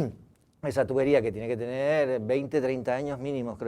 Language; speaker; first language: Spanish; native; Spanish